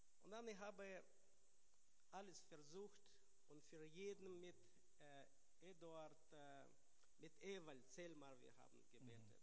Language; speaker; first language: German; non-native, learner; Russian